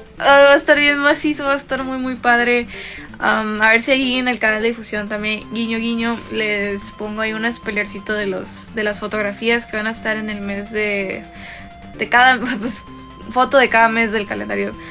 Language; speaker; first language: Spanish; native; Spanish